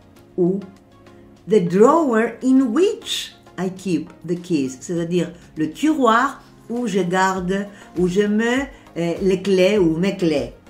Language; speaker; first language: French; non-native, fluent; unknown